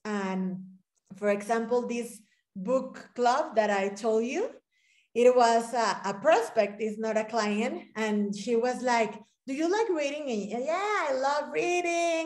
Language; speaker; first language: English; non-native, fluent; Spanish